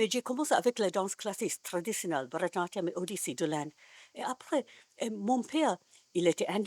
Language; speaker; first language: French; non-native, learner; Japanese